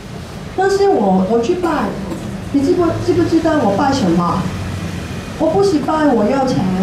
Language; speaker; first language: Chinese; non-native, local second language; Cantonese